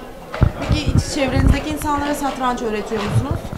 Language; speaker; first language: Turkish; native; Turkish